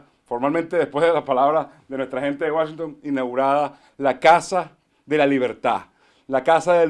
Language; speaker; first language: Spanish; native; Spanish